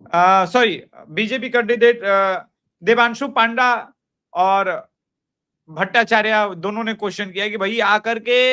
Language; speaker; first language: Hindi; native; Hindi